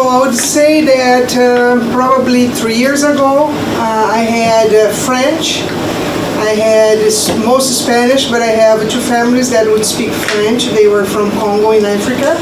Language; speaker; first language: English; non-native, fluent; Portuguese